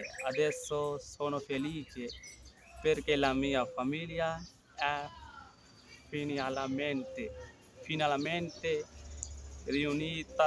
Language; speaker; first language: Italian; early bilingual, other home language; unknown